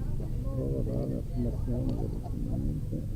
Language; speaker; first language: Italian; native; Italian